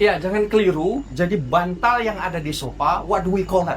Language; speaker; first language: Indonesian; non-native, fluent; English